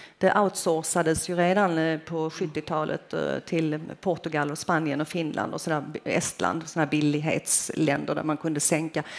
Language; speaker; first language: Swedish; early bilingual, other home language; Finnish